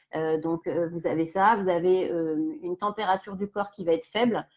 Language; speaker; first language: French; native; French